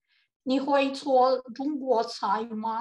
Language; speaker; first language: Chinese; non-native, learner; Ukrainian